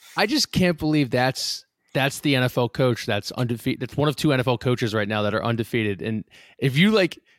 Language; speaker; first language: English; native; English